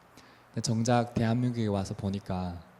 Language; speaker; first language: Korean; native; Korean